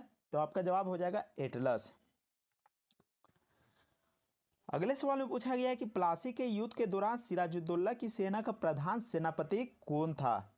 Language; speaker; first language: Hindi; native; Hindi